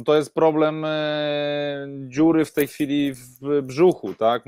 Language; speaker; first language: Polish; native; Polish